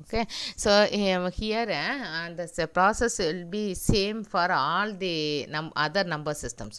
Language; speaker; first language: English; non-native, local second language; Tamil